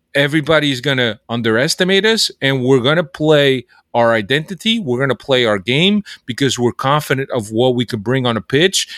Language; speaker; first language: English; early bilingual, other home language; Portuguese